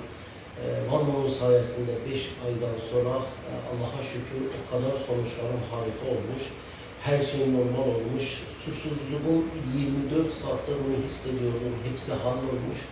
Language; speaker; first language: Turkish; non-native, fluent; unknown